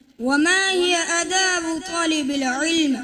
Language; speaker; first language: Arabic; non-native, learner; Urdu